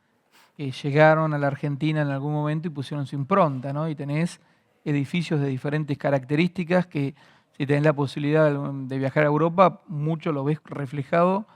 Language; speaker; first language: Spanish; native; Spanish